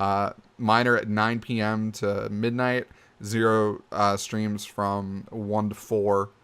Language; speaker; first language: English; native; English